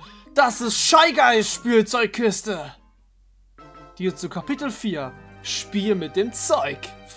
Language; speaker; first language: German; native; German